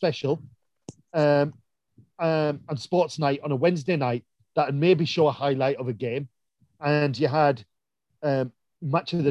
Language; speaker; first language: English; native; English